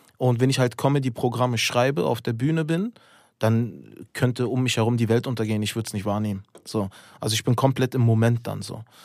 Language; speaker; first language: German; early bilingual, other home language; Turkish